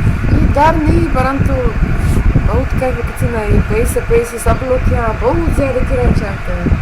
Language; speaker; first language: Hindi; non-native, fluent; Russian